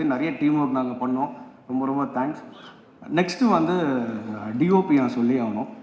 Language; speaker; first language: Tamil; native; Tamil